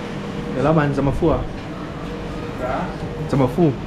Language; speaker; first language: Chinese; non-native, fluent; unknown